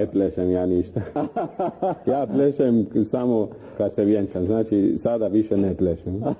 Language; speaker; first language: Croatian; non-native, fluent; Spanish